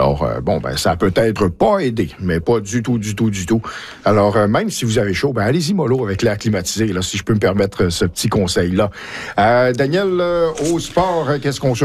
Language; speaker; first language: French; native; French